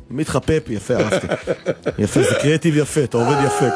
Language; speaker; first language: Hebrew; native; Hebrew